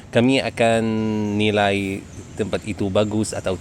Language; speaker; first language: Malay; non-native, learner; Arabic